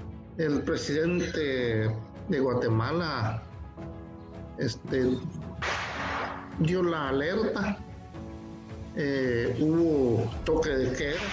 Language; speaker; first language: Spanish; native; Spanish